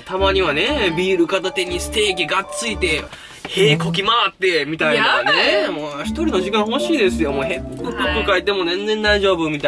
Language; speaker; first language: Japanese; native; Japanese